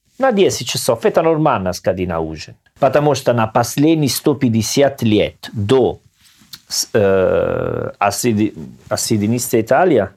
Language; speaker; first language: Russian; non-native, learner; Italian